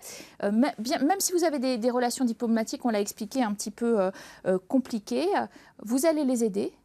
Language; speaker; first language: French; native; French